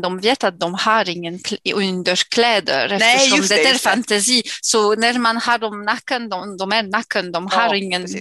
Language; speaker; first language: Swedish; non-native, fluent; English